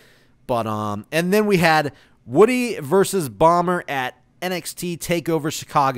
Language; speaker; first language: English; native; English